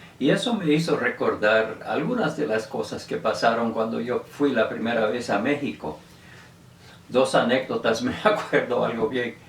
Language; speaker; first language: Spanish; non-native, local second language; English